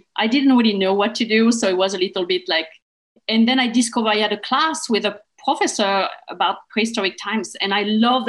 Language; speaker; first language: English; non-native, fluent; French